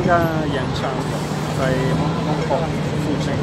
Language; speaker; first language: Chinese; non-native, learner; Italian